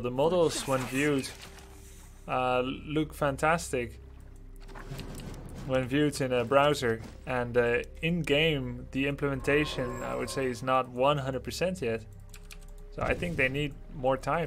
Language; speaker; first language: English; non-native, fluent; Dutch